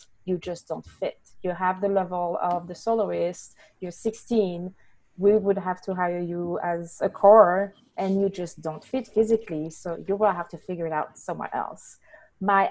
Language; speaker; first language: English; non-native, fluent; French